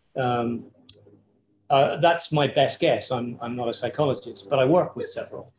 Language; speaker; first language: English; native; English